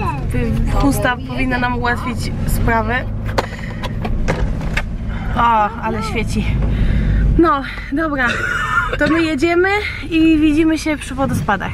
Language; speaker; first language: Polish; native; Polish